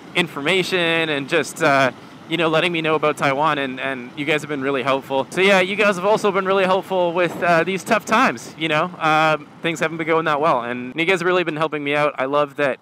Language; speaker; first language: English; native; English